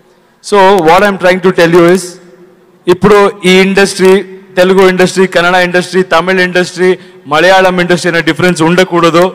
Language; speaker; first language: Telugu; non-native, learner; Kannada